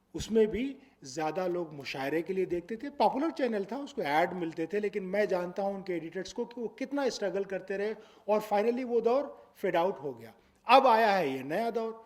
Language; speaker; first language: Urdu; native; Urdu